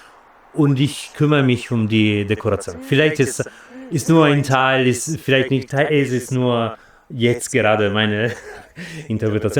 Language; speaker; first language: German; non-native, fluent; Italian